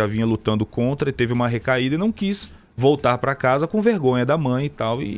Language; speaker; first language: Portuguese; native; Portuguese